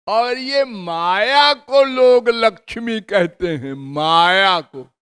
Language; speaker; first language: Hindi; native; Hindi